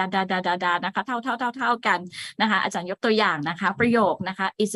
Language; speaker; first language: Thai; native; Thai